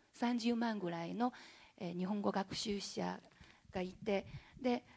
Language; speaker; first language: Japanese; non-native, fluent; Chinese